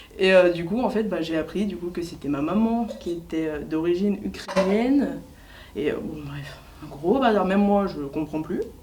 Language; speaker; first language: French; native; French